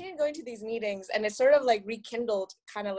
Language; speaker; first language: English; non-native, fluent; Spanish